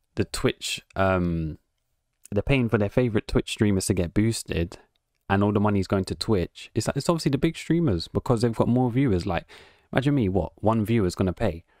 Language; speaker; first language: English; native; English